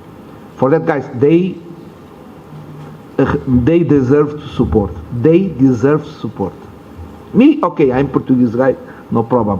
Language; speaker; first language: English; non-native, learner; Portuguese